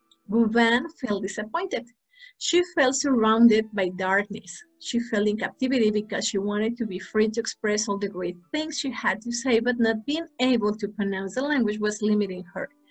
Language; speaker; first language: English; non-native, fluent; Spanish